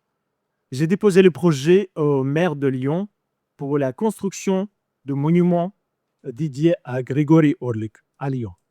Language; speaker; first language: French; non-native, fluent; Ukrainian